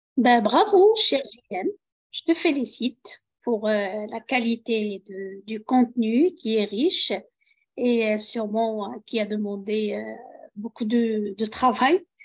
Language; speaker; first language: French; non-native, local second language; Arabic